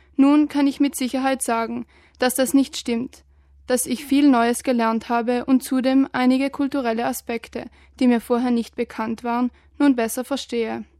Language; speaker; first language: German; native; German